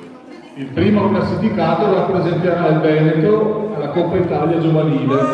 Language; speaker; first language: Italian; native; Italian